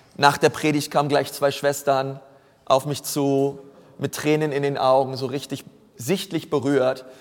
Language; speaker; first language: German; native; German